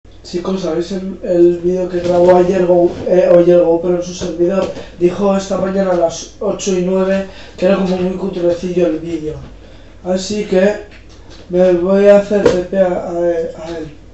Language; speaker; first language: Spanish; native; Spanish